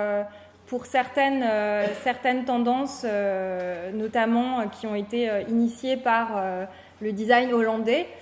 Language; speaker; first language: French; native; French